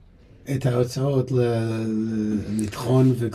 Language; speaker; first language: Hebrew; non-native, fluent; English